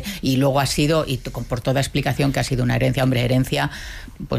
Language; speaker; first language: Spanish; native; Spanish